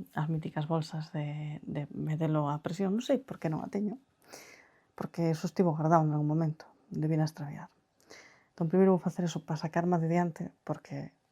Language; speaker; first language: Galician; non-native, local second language; Spanish